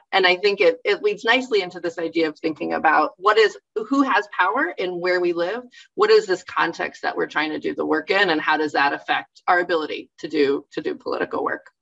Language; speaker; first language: English; native; English